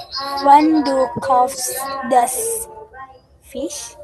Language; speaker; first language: German; non-native, learner; Indonesian